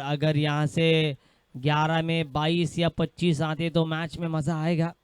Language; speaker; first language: Hindi; non-native, local second language; Marathi